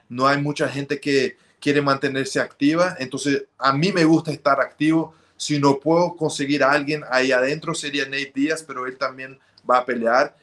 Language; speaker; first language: Spanish; early bilingual, heritage; Spanish